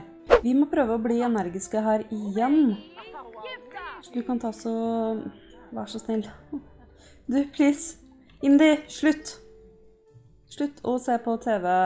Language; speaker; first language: Norwegian; native; Norwegian